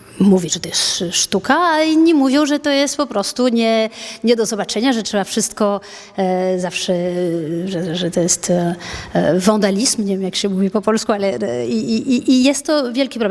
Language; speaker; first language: Polish; early bilingual, heritage; French